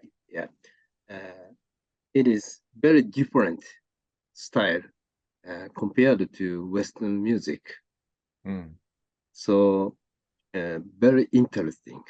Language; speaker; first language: English; non-native, learner; Japanese